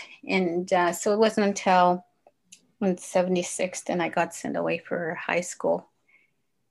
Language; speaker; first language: English; non-native, fluent; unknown